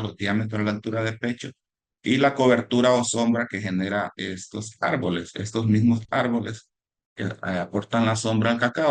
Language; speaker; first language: Spanish; native; Spanish